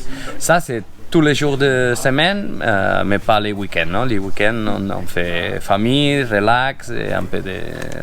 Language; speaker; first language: French; non-native, fluent; Spanish